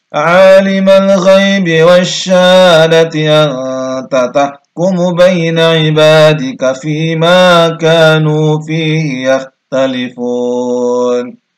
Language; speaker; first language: Arabic; non-native, learner; Indonesian